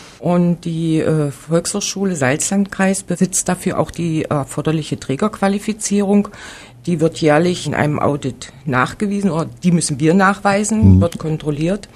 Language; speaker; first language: German; native; German